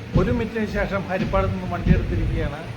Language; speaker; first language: Malayalam; native; Malayalam